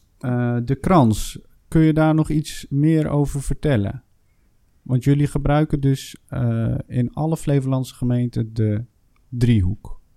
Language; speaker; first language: Dutch; native; Dutch